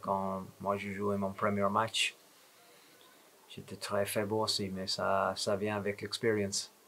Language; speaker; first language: French; non-native, fluent; English